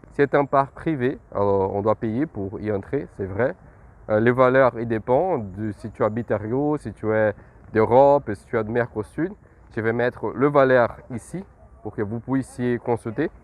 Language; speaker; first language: French; non-native, fluent; Portuguese